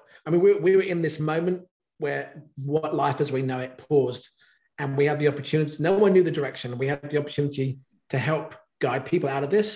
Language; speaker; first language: English; native; English